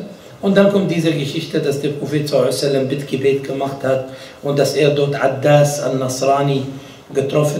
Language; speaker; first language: German; non-native, fluent; Arabic